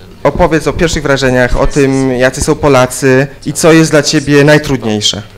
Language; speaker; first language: Polish; native; Polish